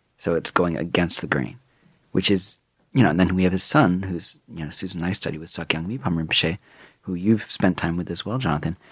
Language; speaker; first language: English; native; English